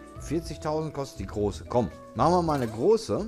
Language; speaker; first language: German; native; German